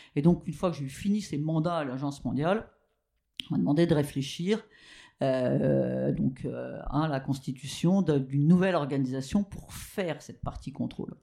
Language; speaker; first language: French; native; French